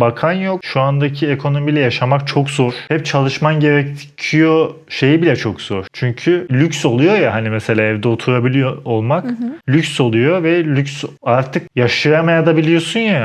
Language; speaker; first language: Turkish; native; Turkish